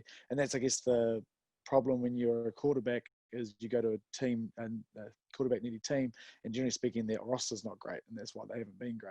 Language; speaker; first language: English; native; English